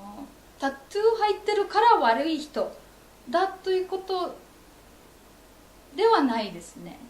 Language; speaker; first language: Japanese; non-native, fluent; Polish